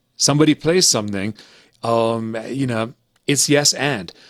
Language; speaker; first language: English; early bilingual, other home language; German